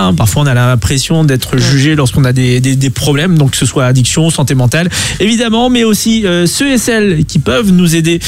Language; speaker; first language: French; native; French